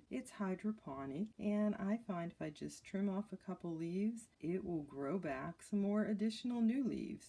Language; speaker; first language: English; native; English